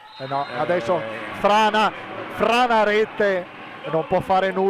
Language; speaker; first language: Italian; native; Italian